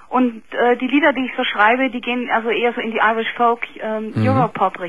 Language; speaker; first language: German; native; German